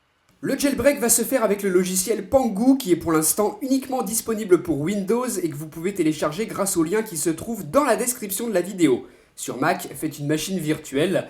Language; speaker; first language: French; native; French